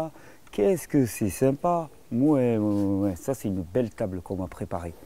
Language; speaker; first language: French; native; French